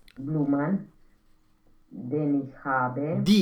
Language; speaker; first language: German; non-native, learner; Romanian